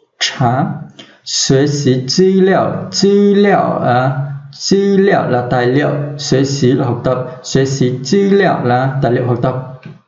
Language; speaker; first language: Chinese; non-native, fluent; Vietnamese